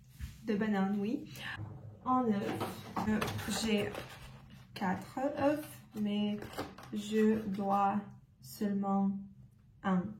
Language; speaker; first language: French; non-native, learner; Russian